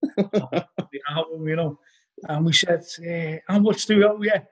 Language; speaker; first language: English; native; English